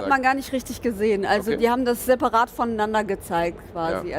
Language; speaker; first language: German; native; German